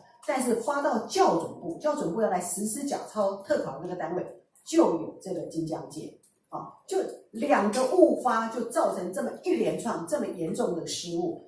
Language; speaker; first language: Chinese; native; Chinese